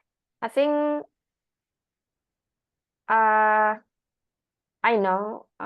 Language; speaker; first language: English; non-native, learner; Indonesian